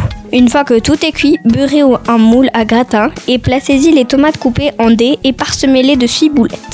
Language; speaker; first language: French; native; French